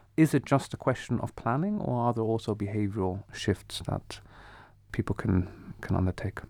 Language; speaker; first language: English; non-native, fluent; Dutch